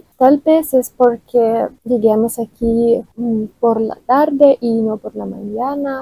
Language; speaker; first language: Spanish; non-native, learner; Russian